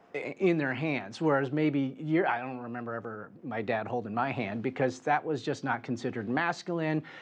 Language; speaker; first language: English; native; English